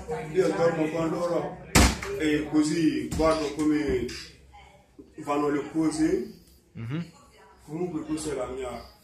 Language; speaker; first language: Italian; non-native, fluent; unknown